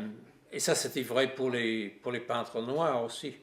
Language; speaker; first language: French; non-native, fluent; English